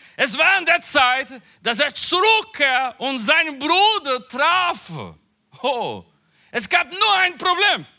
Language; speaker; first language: German; non-native, learner; Portuguese